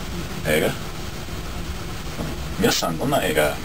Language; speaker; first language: Japanese; non-native, learner; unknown